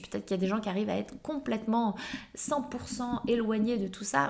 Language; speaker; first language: French; native; French